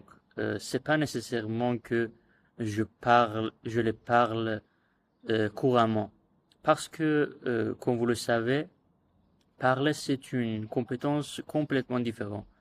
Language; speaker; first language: French; non-native, learner; Azerbaijani